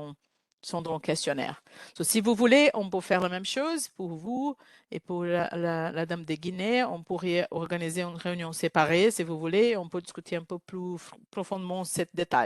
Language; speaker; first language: French; non-native, learner; Portuguese